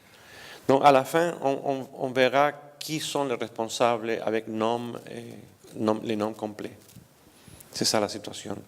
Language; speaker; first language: French; non-native, fluent; Spanish